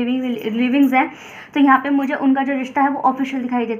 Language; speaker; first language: Hindi; native; Hindi